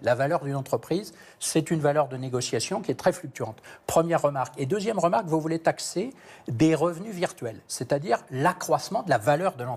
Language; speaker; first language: French; native; French